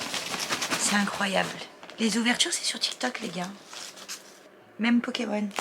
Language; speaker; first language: French; native; French